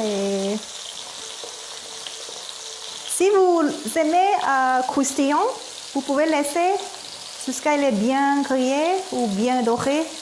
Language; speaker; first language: French; non-native, learner; Thai